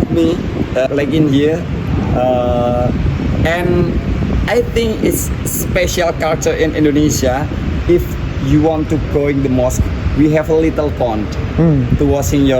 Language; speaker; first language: English; non-native, learner; Indonesian